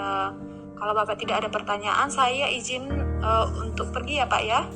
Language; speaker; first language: Indonesian; native; Indonesian